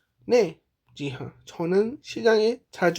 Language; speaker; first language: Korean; non-native, fluent; Hindi